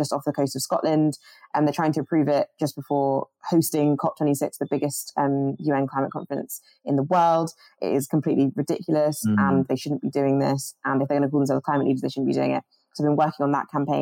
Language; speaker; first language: English; native; English